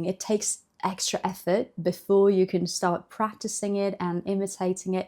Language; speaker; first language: English; non-native, fluent; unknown